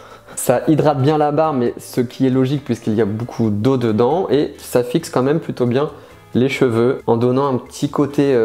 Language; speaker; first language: French; native; French